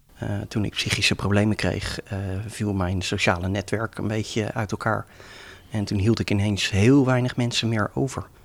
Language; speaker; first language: Dutch; native; Dutch